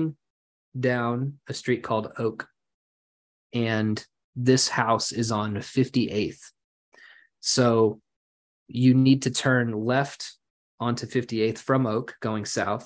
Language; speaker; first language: English; native; English